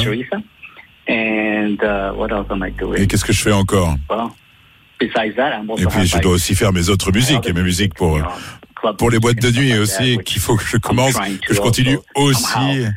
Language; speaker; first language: French; non-native, fluent; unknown